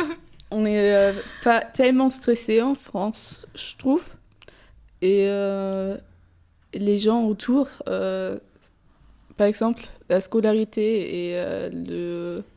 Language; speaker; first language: French; non-native, fluent; German